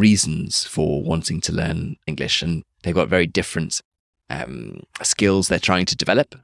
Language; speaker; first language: English; native; English